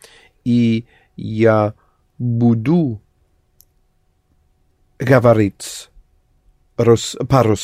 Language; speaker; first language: Russian; non-native, learner; English